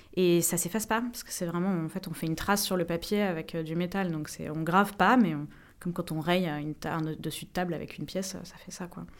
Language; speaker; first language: French; native; French